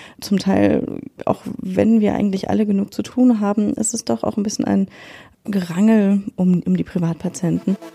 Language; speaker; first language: German; native; German